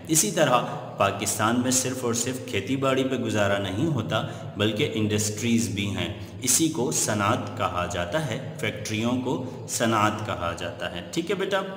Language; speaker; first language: Urdu; native; Urdu